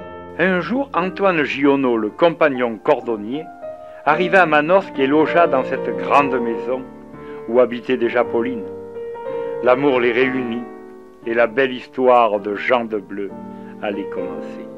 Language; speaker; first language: French; native; French